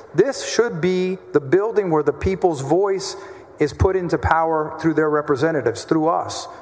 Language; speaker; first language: English; native; English